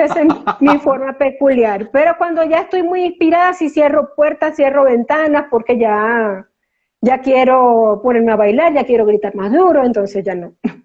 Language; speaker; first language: Spanish; native; Spanish